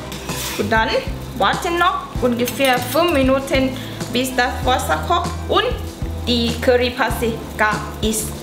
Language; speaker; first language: German; non-native, learner; Thai